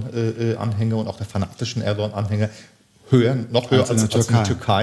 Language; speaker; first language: German; early bilingual, other home language; Turkish